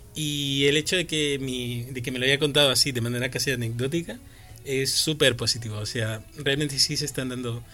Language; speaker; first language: Spanish; native; Spanish